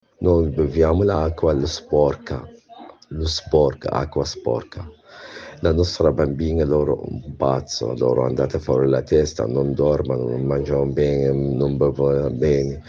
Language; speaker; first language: Italian; non-native, learner; Arabic